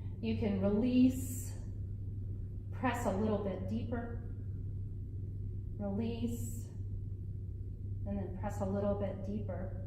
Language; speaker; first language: English; native; English